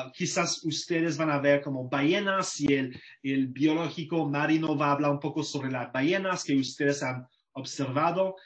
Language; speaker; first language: Spanish; non-native, fluent; English